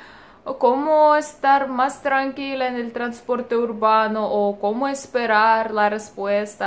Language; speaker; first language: Spanish; non-native, learner; Russian